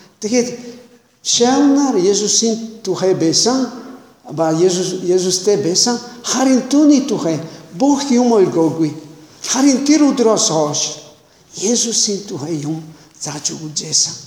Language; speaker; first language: Mongolian; non-native, learner; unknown